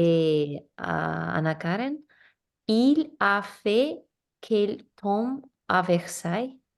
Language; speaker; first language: French; non-native, learner; English